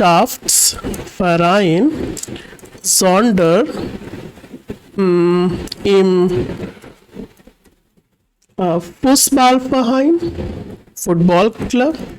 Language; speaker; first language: German; non-native, learner; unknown